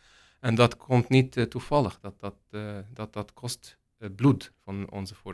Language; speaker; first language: Dutch; non-native, learner; Arabic